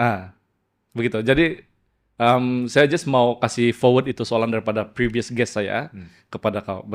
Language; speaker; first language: Malay; native; Malay